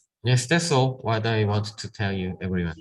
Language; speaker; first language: English; non-native, learner; Korean